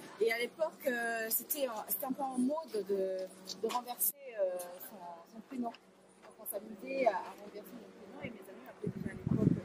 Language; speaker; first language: French; non-native, local second language; Sango